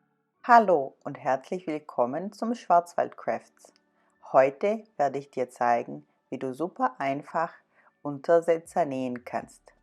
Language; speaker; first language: German; non-native, fluent; Portuguese